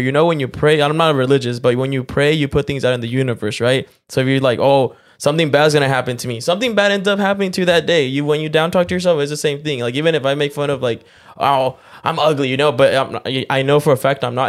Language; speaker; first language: English; early bilingual, other home language; Spanish